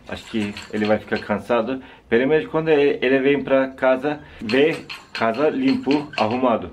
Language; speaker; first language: Portuguese; non-native, learner; Turkish